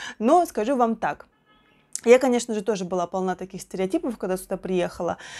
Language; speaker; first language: Russian; native; Russian